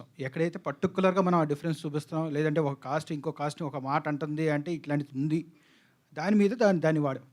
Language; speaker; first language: Telugu; native; Telugu